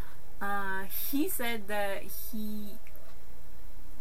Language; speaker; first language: English; non-native, local second language; Filipino